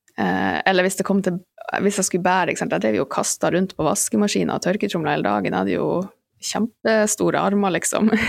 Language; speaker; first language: Norwegian; native; Norwegian